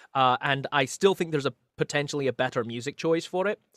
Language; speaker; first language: English; native; English